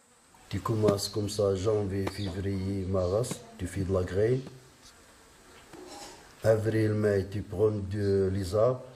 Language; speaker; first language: French; non-native, learner; Arabic